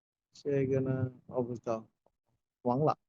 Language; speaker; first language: Chinese; non-native, learner; Bangla